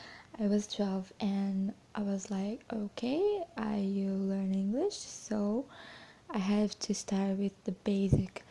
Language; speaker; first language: English; non-native, fluent; Portuguese